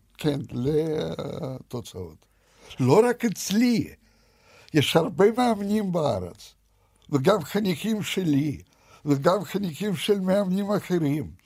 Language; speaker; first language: Hebrew; non-native, fluent; Russian